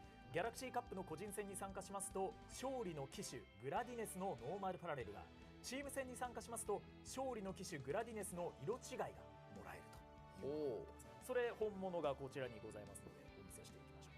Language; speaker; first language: Japanese; native; Japanese